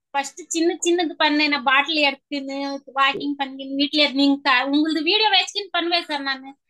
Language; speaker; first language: Tamil; non-native, fluent; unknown